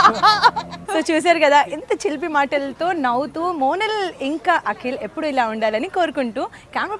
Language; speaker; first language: Telugu; native; Telugu